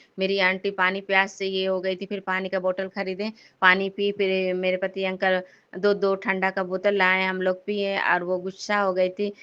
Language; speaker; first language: Hindi; native; Hindi